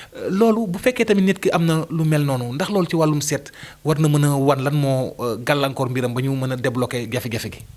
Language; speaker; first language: Wolof; native; Wolof